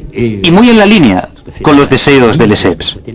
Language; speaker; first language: Spanish; native; Spanish